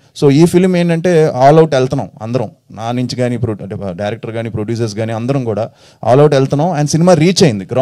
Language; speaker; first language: Telugu; native; Telugu